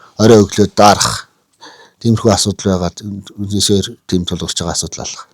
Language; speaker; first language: Mongolian; native; Mongolian